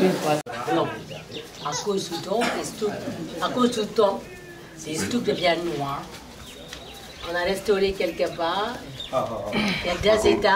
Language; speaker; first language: French; non-native, local second language; Burmese